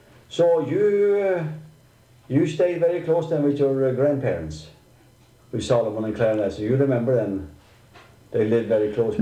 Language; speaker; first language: English; non-native, fluent; Swedish